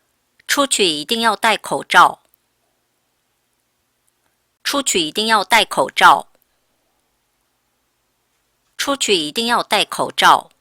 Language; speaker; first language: Chinese; non-native, fluent; Korean